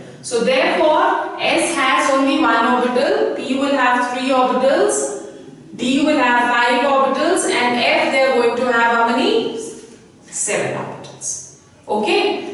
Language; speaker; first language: English; non-native, local second language; Hindi